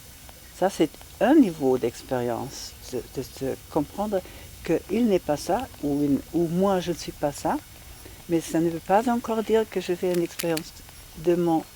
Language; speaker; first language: French; non-native, fluent; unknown